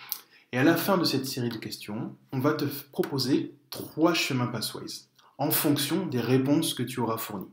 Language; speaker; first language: French; native; French